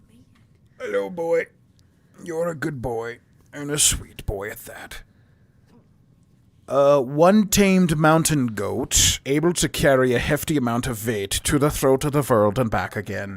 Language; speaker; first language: English; native; English